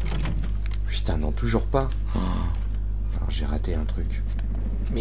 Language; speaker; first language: French; native; French